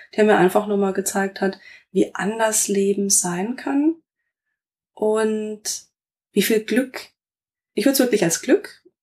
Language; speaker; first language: German; native; German